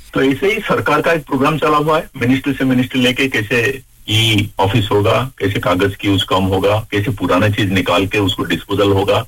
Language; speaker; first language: Hindi; non-native, local second language; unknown